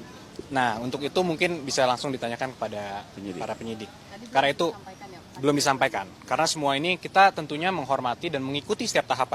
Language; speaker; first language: Indonesian; native; Indonesian